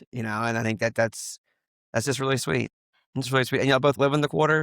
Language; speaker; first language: English; native; English